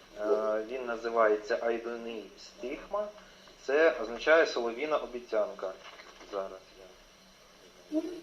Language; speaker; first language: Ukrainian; non-native, local second language; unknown